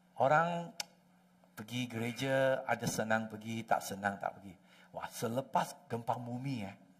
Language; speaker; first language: Malay; non-native, local second language; Chinese